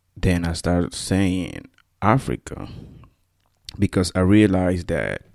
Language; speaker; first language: English; non-native, fluent; Spanish